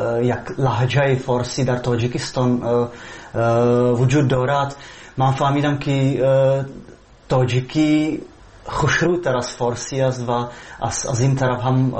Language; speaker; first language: Persian; non-native, fluent; Czech